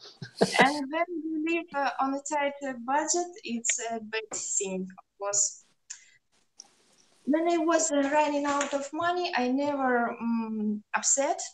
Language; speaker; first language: English; non-native, learner; Russian